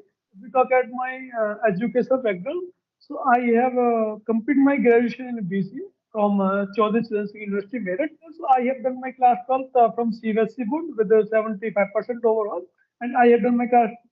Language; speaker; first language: English; non-native, learner; Hindi